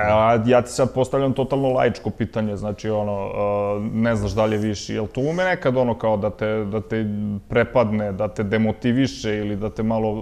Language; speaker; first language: Serbian; native; Serbian